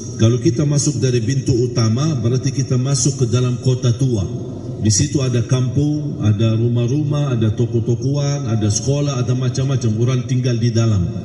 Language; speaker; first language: Malay; non-native, fluent; Arabic